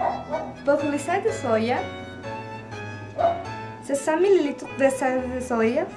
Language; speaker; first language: French; non-native, learner; Spanish